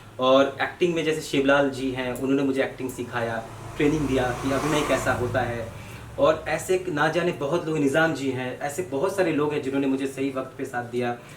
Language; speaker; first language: Hindi; non-native, local second language; Bangla